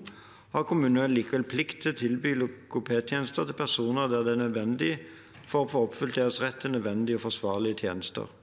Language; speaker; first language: Norwegian; native; Norwegian